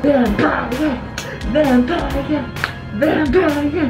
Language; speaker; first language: Korean; non-native, fluent; English